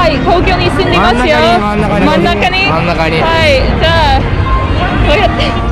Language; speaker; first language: Japanese; non-native, learner; English